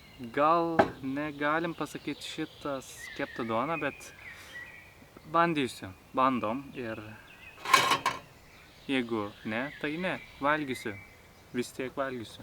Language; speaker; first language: Lithuanian; non-native, learner; Turkish